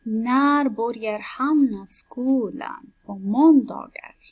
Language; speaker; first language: Swedish; non-native, fluent; Persian